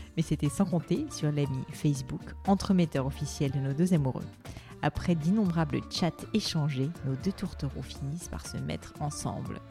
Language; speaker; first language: French; native; French